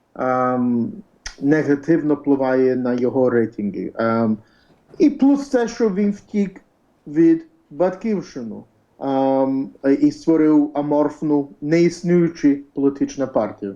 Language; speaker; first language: Ukrainian; early bilingual, heritage; Ukrainian